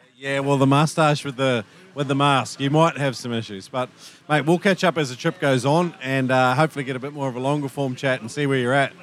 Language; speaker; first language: English; native; English